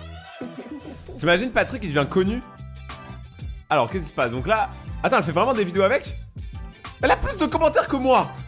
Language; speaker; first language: French; native; French